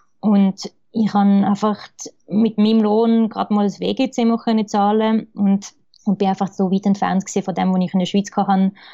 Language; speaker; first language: German; early bilingual, other home language; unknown